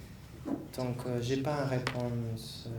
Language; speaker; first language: French; non-native, learner; Spanish